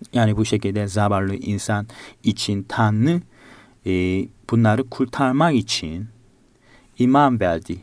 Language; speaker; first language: Turkish; non-native, fluent; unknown